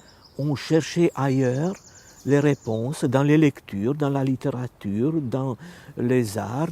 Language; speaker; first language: French; non-native, fluent; Romanian